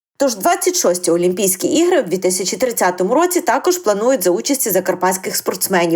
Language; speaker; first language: Ukrainian; native; Ukrainian